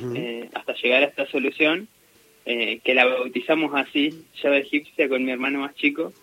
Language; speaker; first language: Spanish; native; Spanish